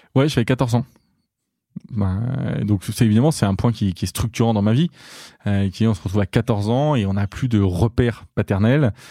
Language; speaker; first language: French; native; French